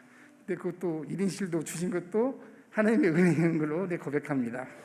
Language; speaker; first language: Korean; native; Korean